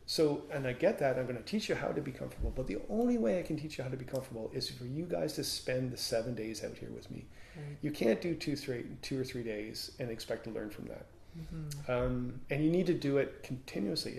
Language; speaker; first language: English; native; English